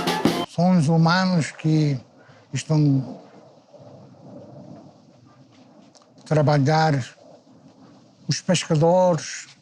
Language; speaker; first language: Portuguese; non-native, fluent; Turkish